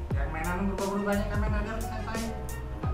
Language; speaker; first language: Indonesian; native; Indonesian